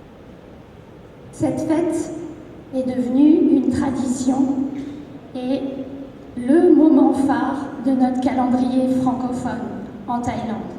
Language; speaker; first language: French; native; French